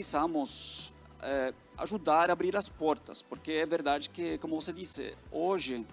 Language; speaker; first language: Portuguese; non-native, fluent; Norwegian